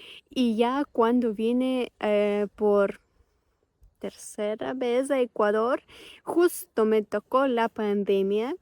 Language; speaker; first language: Spanish; non-native, fluent; Ukrainian